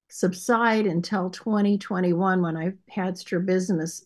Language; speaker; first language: English; native; English